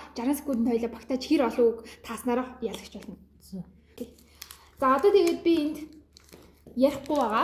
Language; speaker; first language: Mongolian; native; Mongolian